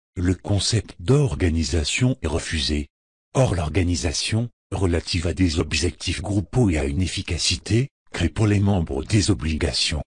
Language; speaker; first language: French; native; French